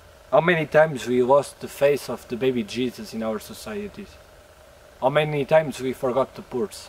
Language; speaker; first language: English; non-native, learner; Portuguese